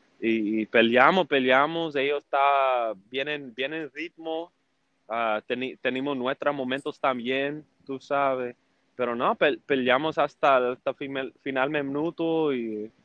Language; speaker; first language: Spanish; early bilingual, heritage; English